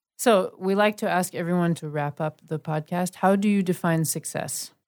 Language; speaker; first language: English; native; English